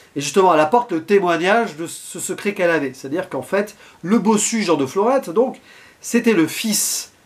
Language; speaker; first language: French; native; French